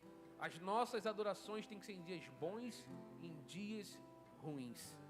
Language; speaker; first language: Portuguese; native; Portuguese